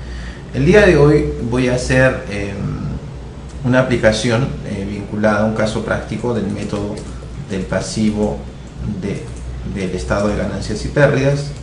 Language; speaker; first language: Spanish; native; Spanish